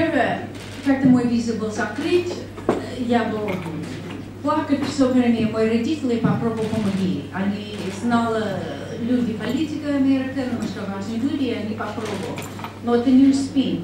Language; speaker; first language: Russian; non-native, learner; English